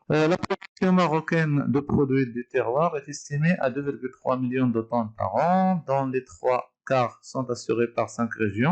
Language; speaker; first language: French; non-native, local second language; Arabic